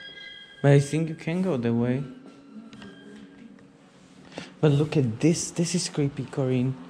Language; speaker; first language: English; non-native, fluent; Slovak